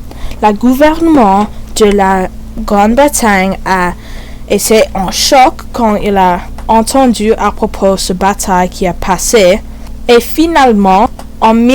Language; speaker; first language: French; non-native, learner; English